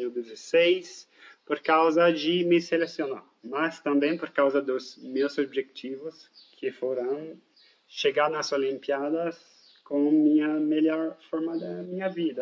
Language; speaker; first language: Portuguese; non-native, fluent; French